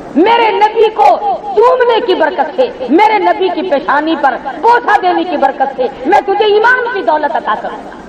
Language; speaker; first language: Urdu; non-native, local second language; Saraiki